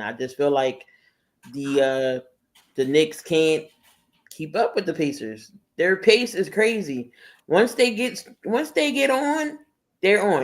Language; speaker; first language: English; native; English